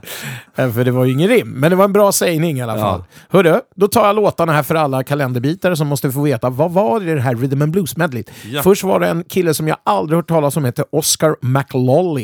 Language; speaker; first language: Swedish; native; Swedish